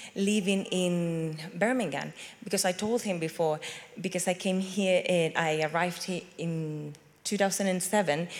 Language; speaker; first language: English; non-native, fluent; Spanish